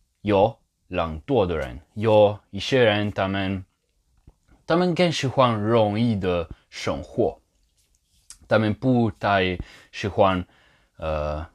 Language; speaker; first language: Chinese; non-native, fluent; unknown